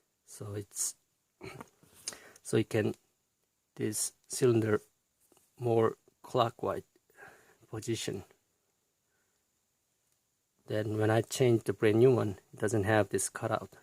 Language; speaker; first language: English; non-native, fluent; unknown